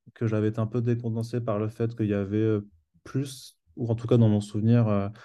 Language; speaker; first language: French; native; French